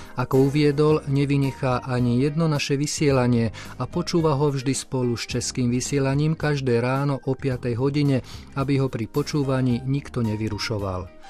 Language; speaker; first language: Slovak; native; Slovak